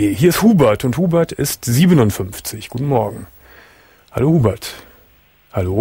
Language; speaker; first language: German; native; German